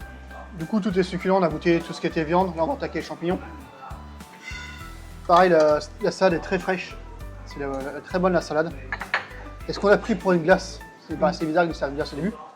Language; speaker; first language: French; native; French